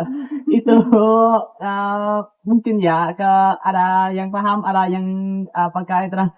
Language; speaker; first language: Indonesian; non-native, learner; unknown